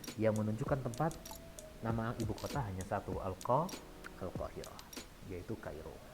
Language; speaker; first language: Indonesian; native; Indonesian